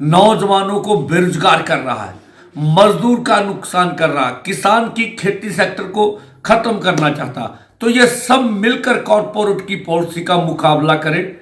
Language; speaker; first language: Hindi; non-native, local second language; Punjabi